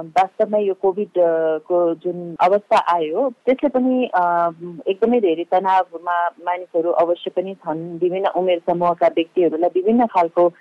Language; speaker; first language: Nepali; native; Nepali